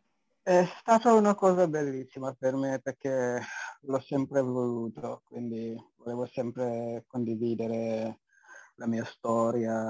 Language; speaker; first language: Italian; non-native, fluent; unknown